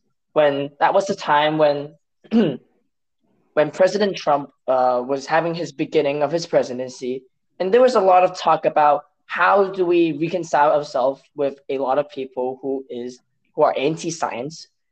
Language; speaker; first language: English; non-native, local second language; Cantonese